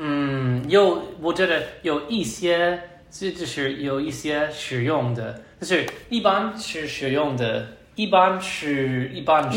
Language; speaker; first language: Chinese; non-native, learner; English